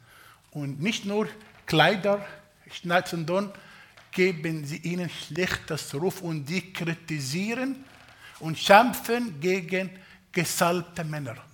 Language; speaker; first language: German; non-native, fluent; Arabic